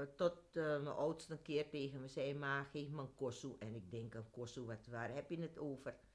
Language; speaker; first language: Dutch; native; Dutch